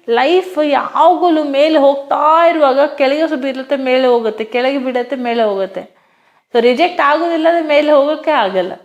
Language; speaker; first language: Kannada; non-native, local second language; Hindi